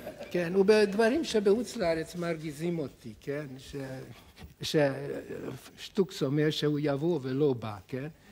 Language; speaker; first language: Hebrew; non-native, fluent; Hungarian